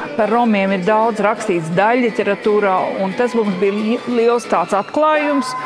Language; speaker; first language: Latvian; native; Latvian